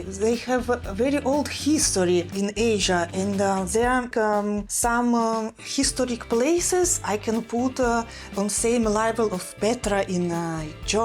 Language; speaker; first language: English; non-native, fluent; Russian